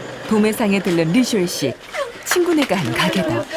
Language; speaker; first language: Korean; native; Korean